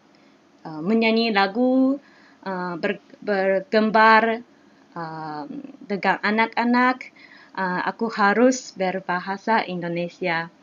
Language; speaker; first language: Indonesian; non-native, learner; Japanese